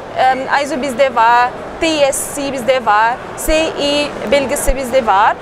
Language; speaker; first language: Turkish; non-native, learner; Arabic